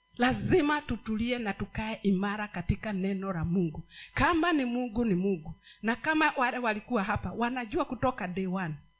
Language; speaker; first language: Swahili; non-native, local second language; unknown